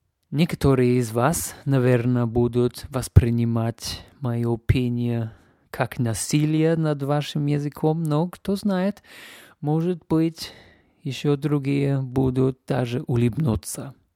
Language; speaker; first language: Russian; non-native, fluent; English